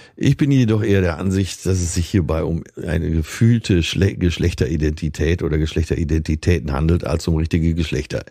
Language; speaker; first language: German; native; German